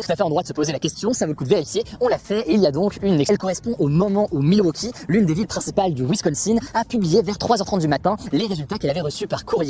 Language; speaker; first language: French; native; French